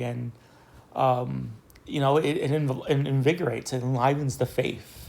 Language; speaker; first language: English; native; English